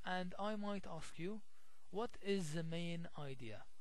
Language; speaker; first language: English; non-native, fluent; Arabic